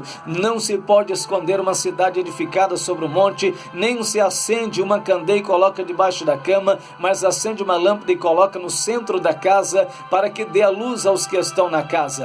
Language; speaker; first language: Portuguese; native; Portuguese